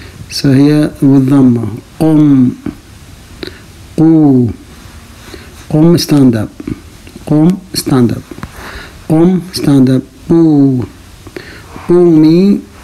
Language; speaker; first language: English; non-native, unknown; Arabic